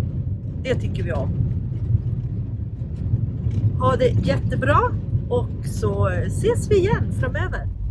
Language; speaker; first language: Swedish; native; Swedish